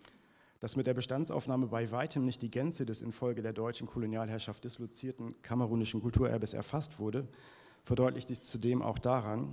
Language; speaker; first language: German; native; German